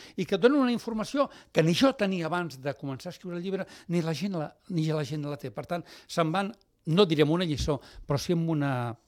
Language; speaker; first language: Catalan; native; Catalan